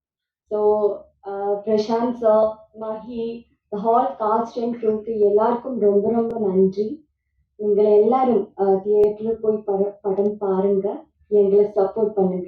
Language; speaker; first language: Tamil; non-native, fluent; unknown